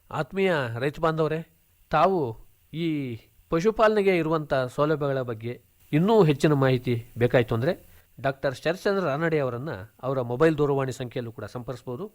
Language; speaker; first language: Kannada; native; Kannada